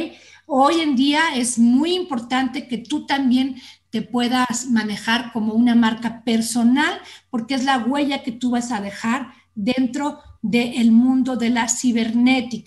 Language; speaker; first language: Spanish; native; Spanish